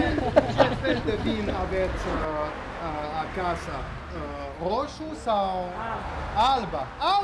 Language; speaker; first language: Romanian; non-native, learner; French